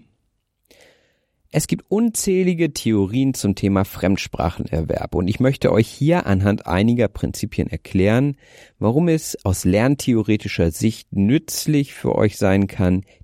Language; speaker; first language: German; native; German